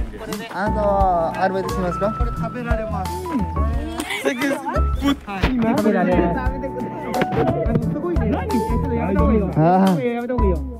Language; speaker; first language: Japanese; non-native, learner; Nepali